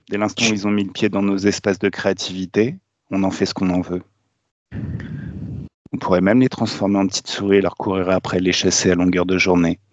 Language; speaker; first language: French; native; French